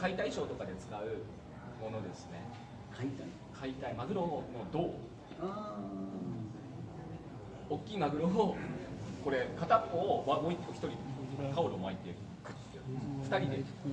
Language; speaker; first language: Japanese; native; Japanese